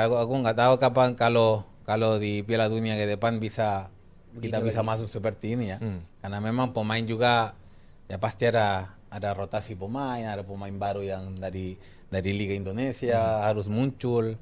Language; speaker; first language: Indonesian; non-native, fluent; Spanish